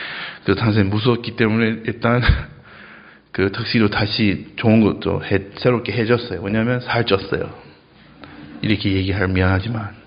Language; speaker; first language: Korean; non-native, fluent; English